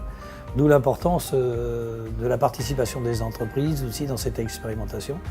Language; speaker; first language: French; native; French